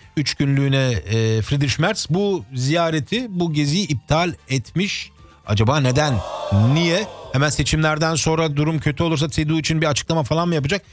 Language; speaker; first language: Turkish; early bilingual, heritage; Turkish